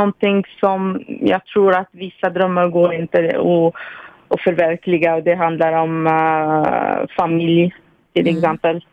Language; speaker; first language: Swedish; non-native, fluent; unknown